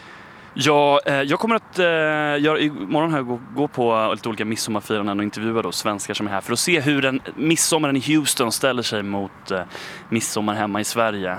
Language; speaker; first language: Swedish; native; Swedish